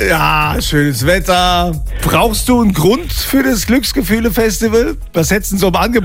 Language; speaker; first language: German; native; German